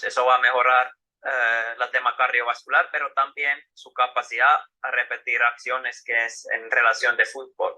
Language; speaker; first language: Spanish; non-native, fluent; Finnish